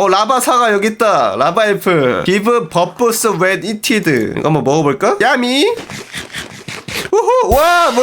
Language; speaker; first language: Korean; native; Korean